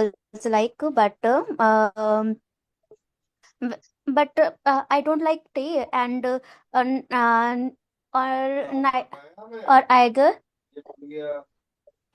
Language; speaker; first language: English; non-native, learner; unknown